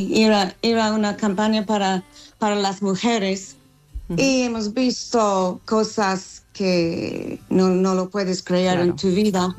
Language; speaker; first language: Spanish; non-native, fluent; English